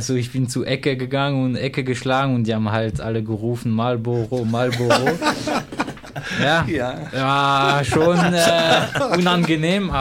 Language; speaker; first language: German; non-native, fluent; French